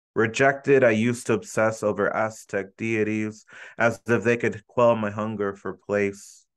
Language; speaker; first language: English; early bilingual, other home language; Spanish